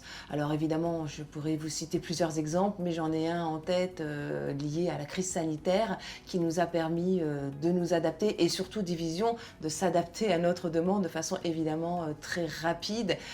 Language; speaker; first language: French; native; French